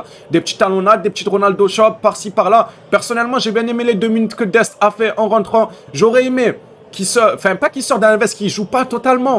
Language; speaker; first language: French; native; French